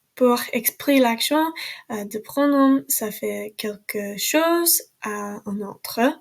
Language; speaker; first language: French; non-native, learner; English